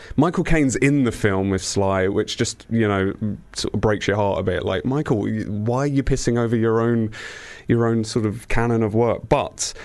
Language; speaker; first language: English; native; English